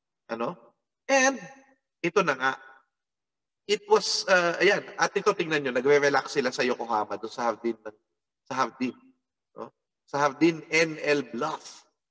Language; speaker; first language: Filipino; native; Filipino